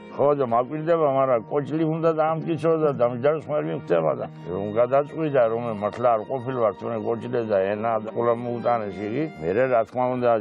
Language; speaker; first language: Georgian; native; Georgian